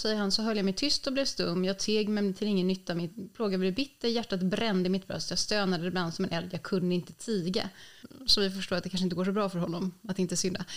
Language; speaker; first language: Swedish; native; Swedish